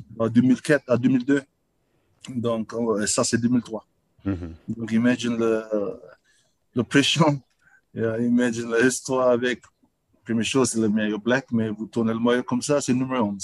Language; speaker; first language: French; non-native, learner; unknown